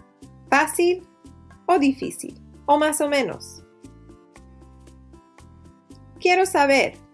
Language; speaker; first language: Spanish; non-native, fluent; English